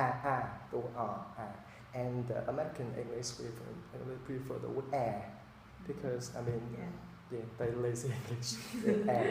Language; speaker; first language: English; non-native, fluent; Vietnamese